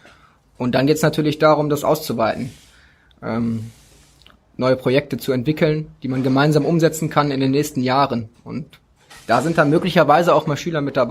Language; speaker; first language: German; native; German